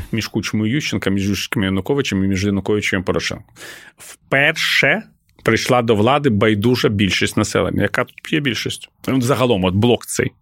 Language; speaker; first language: Ukrainian; non-native, local second language; Russian